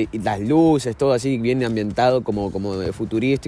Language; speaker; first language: Spanish; native; Spanish